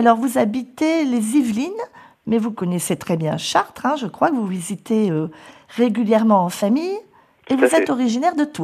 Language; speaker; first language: French; native; French